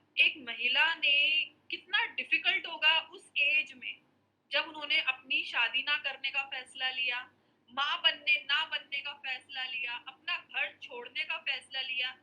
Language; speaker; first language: Hindi; native; Hindi